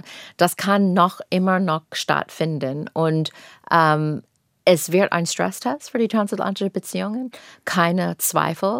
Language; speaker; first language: German; non-native, fluent; English